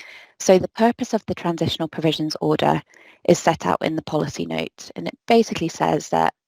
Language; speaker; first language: English; native; English